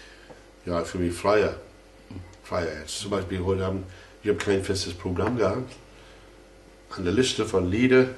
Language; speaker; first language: German; non-native, fluent; English